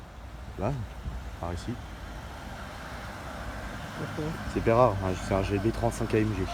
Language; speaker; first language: French; native; French